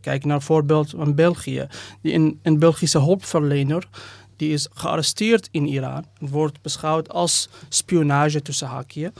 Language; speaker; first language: Dutch; non-native, fluent; Persian